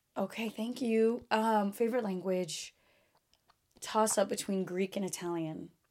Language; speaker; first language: English; early bilingual, other home language; Portuguese